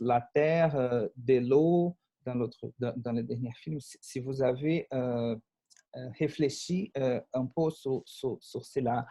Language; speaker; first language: French; non-native, fluent; Portuguese